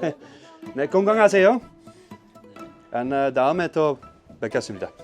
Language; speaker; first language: Korean; non-native, learner; Dutch